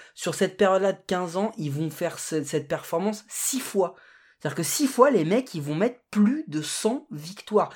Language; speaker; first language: French; native; French